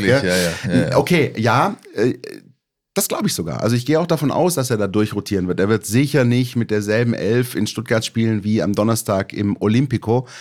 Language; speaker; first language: German; native; German